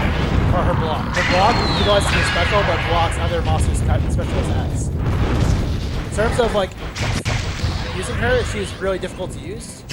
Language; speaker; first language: English; native; English